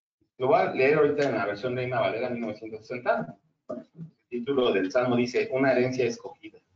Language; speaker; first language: Spanish; native; Spanish